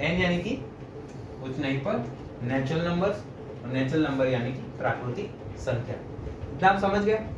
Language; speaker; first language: Hindi; non-native, local second language; Gujarati